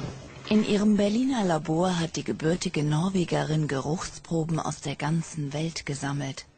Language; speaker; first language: German; native; German